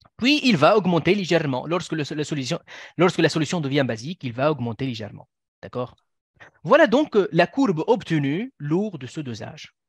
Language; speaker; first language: French; non-native, local second language; Arabic